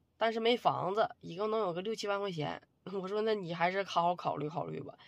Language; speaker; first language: Chinese; native; Chinese